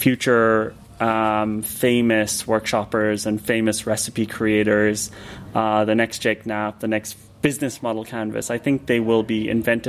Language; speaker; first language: English; native; English